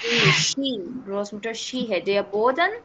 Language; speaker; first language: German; non-native, learner; Hindi